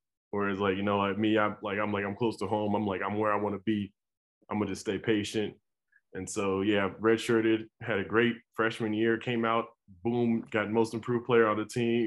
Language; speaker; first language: English; native; English